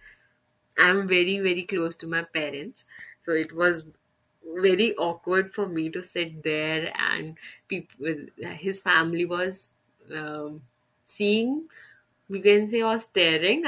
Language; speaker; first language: English; non-native, local second language; Hindi